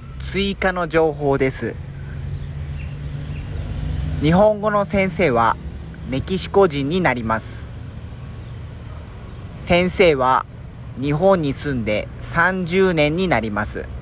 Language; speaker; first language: Japanese; non-native, fluent; Spanish